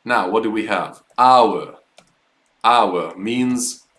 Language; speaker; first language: English; non-native, fluent; German